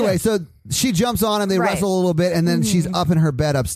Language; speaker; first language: English; native; English